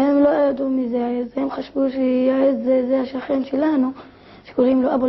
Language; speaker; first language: Hebrew; non-native, local second language; Arabic